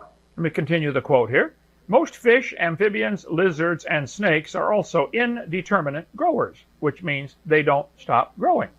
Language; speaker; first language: English; native; English